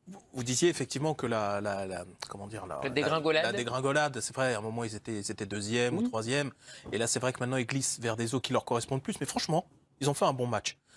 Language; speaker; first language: French; native; French